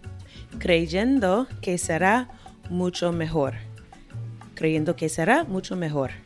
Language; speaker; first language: Spanish; non-native, fluent; English